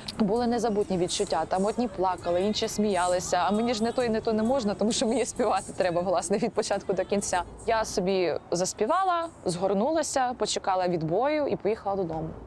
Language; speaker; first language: Ukrainian; native; Ukrainian